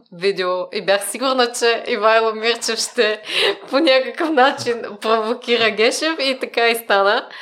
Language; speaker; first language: Bulgarian; native; Bulgarian